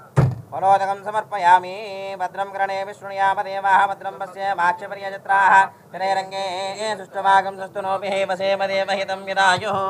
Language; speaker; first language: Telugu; native; Telugu